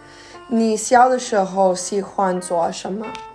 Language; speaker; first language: Chinese; early bilingual, heritage; Chinese